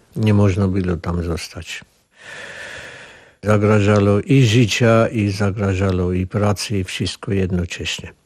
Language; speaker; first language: Polish; non-native, learner; Armenian